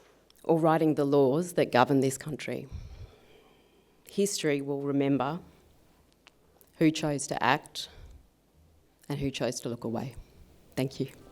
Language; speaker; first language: English; native; English